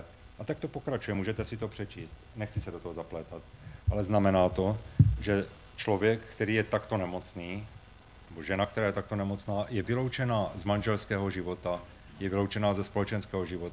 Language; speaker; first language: Czech; native; Czech